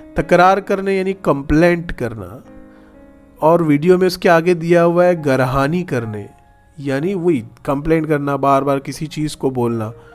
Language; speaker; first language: Urdu; native; Urdu